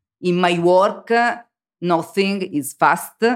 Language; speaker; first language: English; non-native, learner; Italian